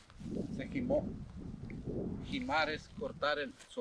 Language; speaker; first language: Spanish; native; Spanish